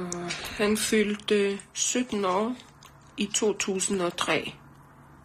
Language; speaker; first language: Danish; non-native, learner; Romanian